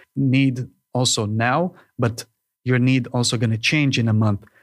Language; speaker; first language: English; non-native, fluent; Hebrew